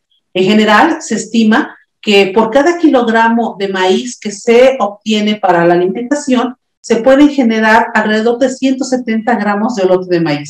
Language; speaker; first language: Spanish; native; Spanish